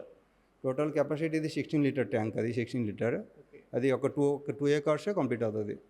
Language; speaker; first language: Telugu; non-native, local second language; Odia